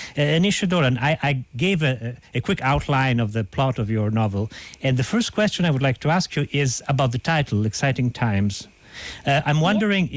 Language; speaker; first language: English; non-native, fluent; Italian